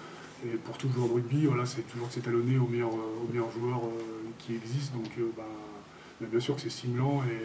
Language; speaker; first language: French; native; French